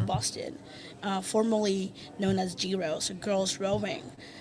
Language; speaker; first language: English; non-native, fluent; Spanish